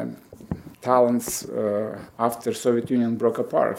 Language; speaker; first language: English; non-native, fluent; Romanian